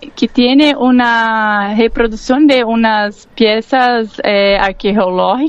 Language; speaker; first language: Spanish; non-native, learner; Portuguese